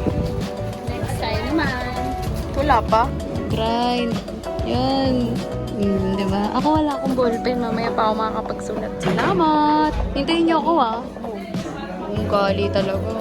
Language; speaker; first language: Filipino; native; Filipino